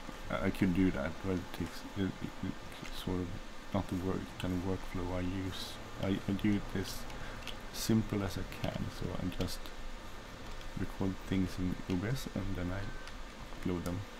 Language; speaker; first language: English; non-native, fluent; Swedish